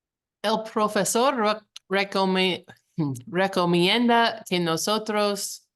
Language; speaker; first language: Spanish; non-native, learner; English